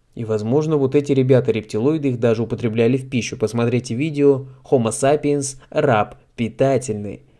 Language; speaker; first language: Russian; native; Russian